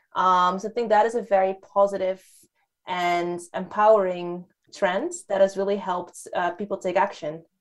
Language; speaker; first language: English; non-native, fluent; Dutch